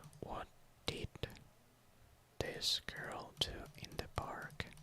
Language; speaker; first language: English; non-native, fluent; Russian